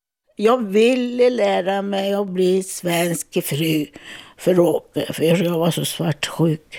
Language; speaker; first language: Swedish; non-native, fluent; Italian